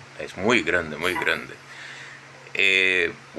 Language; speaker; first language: Spanish; non-native, fluent; Portuguese